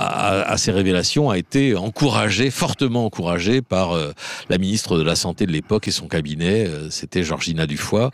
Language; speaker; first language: French; native; French